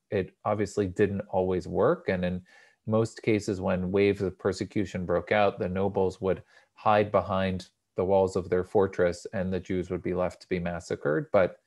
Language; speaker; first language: English; native; English